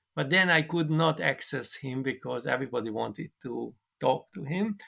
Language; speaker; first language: English; non-native, fluent; Hungarian